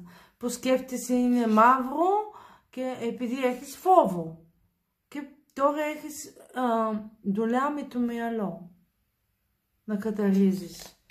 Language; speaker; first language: Greek; non-native, learner; Bulgarian